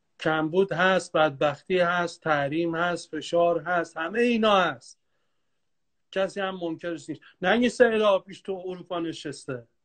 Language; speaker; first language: Persian; non-native, local second language; Kurdish